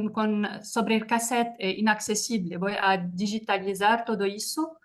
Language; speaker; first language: Spanish; non-native, fluent; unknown